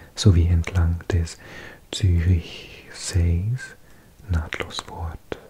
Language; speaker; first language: German; non-native, learner; English